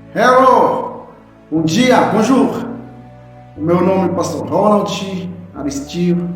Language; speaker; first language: Portuguese; non-native, fluent; Haitian Creole